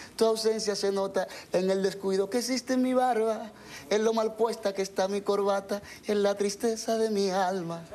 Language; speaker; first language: Spanish; native; Spanish